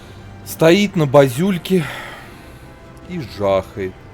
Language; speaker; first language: Russian; native; Russian